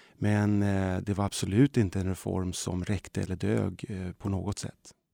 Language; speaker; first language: Swedish; early bilingual, other home language; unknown